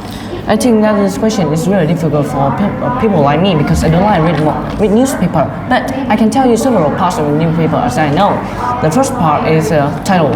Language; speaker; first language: English; non-native, learner; Vietnamese